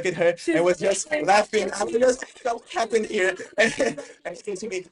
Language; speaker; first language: English; non-native, learner; Portuguese